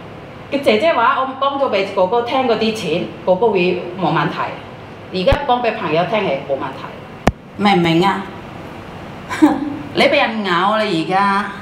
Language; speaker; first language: Cantonese; non-native, fluent; Indonesian